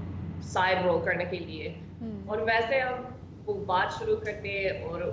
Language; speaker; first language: Hindi; non-native, learner; English